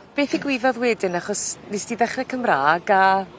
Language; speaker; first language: Welsh; native; Welsh